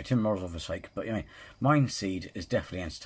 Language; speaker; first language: English; native; English